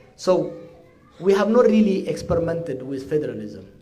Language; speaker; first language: English; non-native, local second language; Amharic